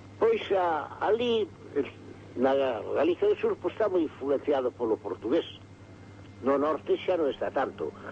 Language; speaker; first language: Galician; native; Galician